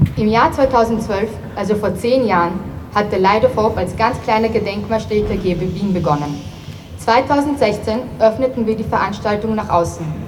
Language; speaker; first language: German; native; German